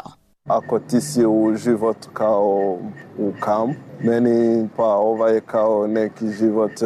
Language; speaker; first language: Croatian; non-native, learner; Rundi